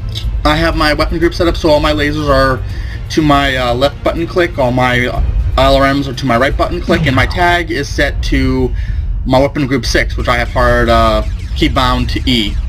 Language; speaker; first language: English; native; English